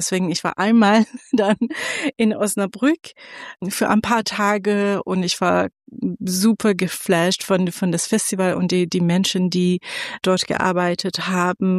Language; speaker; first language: German; non-native, fluent; Persian